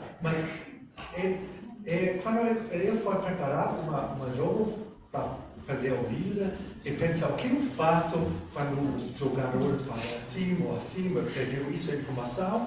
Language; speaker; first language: Portuguese; non-native, learner; German